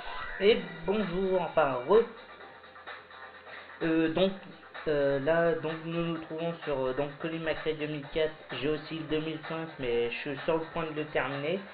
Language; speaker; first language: French; native; French